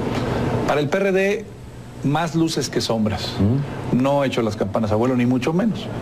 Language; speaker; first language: Spanish; native; Spanish